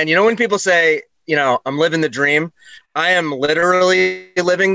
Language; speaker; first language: English; native; English